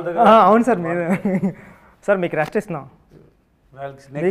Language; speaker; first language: Telugu; native; Telugu